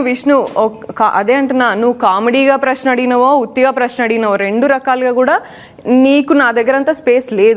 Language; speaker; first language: Telugu; native; Telugu